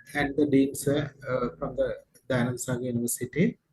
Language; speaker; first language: English; non-native, local second language; Sinhala